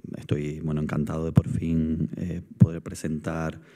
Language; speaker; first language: Spanish; native; Spanish